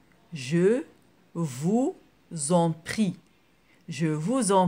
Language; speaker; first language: French; non-native, local second language; Arabic